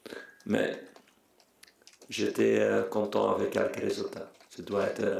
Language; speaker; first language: French; non-native, fluent; Dutch